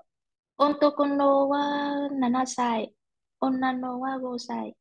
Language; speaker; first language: Japanese; non-native, learner; Vietnamese